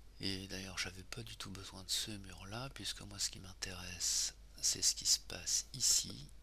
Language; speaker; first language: French; native; French